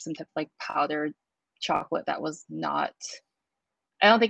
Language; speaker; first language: English; native; English